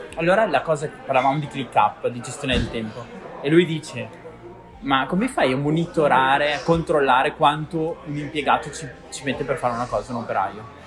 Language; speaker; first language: Italian; early bilingual, other home language; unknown